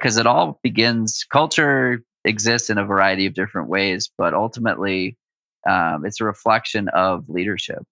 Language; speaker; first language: English; native; English